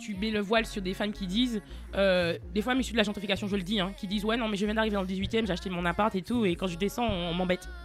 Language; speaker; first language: French; native; French